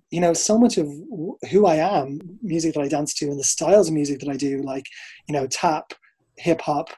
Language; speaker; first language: English; native; English